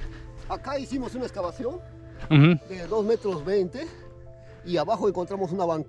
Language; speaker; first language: Spanish; native; Spanish